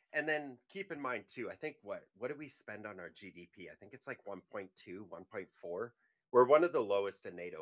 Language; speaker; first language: English; native; English